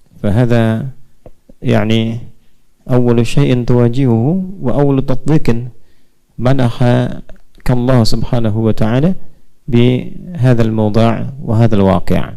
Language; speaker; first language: Arabic; non-native, fluent; Indonesian